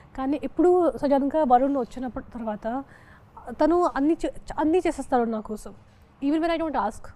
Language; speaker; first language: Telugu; non-native, local second language; Hindi